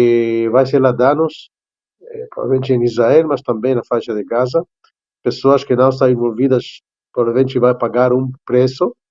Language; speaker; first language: Portuguese; non-native, fluent; Hebrew